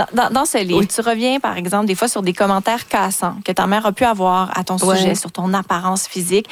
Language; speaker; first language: French; native; French